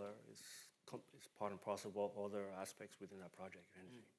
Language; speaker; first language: English; non-native, local second language; Bini